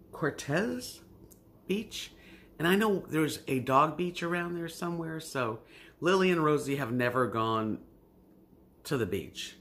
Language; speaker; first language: English; native; English